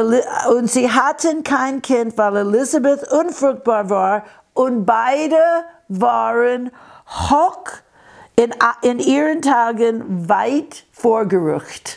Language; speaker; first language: German; non-native, fluent; English